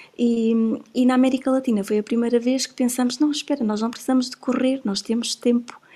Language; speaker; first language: Portuguese; native; Portuguese